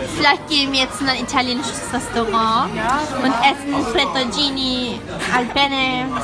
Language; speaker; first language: German; early bilingual, other home language; Turkish